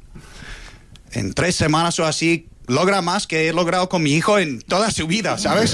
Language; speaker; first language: Spanish; non-native, fluent; English